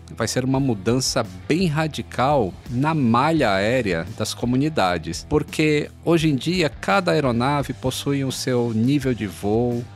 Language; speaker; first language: Portuguese; native; Portuguese